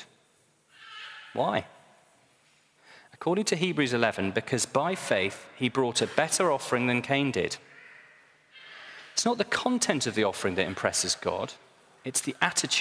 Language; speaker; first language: English; native; English